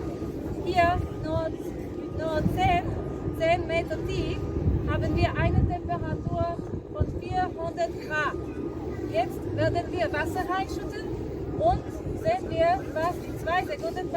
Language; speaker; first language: German; non-native, fluent; Spanish